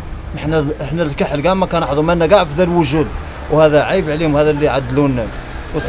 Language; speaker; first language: Arabic; native; Arabic